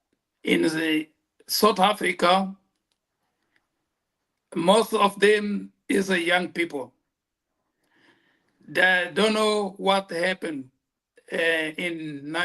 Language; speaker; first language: English; non-native, local second language; Portuguese